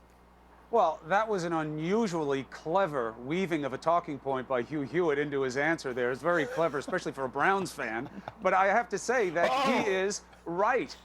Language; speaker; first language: English; native; English